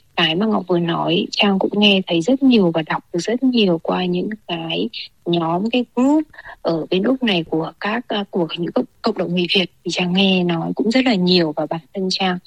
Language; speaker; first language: Vietnamese; native; Vietnamese